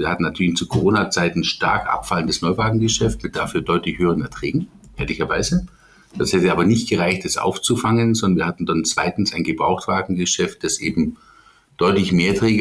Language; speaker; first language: German; native; German